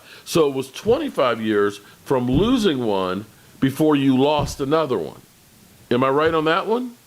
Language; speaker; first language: English; native; English